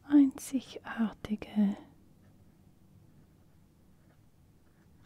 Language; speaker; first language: German; non-native, fluent; English